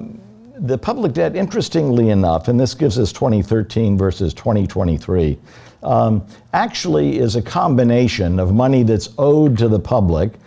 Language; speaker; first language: English; native; English